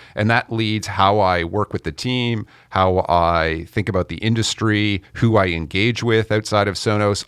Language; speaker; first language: English; native; English